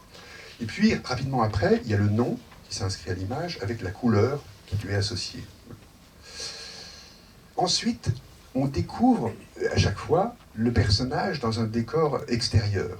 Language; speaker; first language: French; native; French